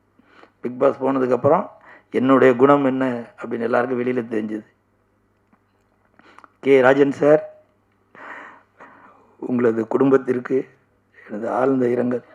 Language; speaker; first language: Tamil; native; Tamil